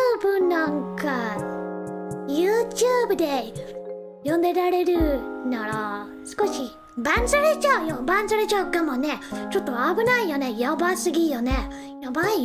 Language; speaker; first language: Japanese; non-native, learner; English